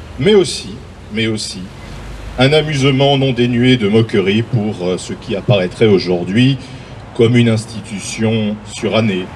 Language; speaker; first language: French; native; French